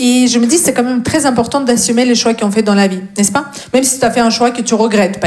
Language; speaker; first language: French; non-native, fluent; Russian